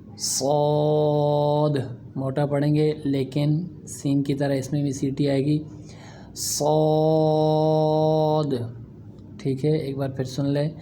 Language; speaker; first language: Urdu; native; Urdu